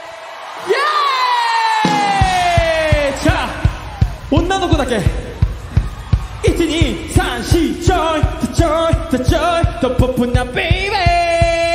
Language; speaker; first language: Japanese; non-native, fluent; Korean